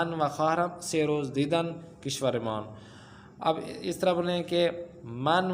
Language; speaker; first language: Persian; non-native, fluent; Urdu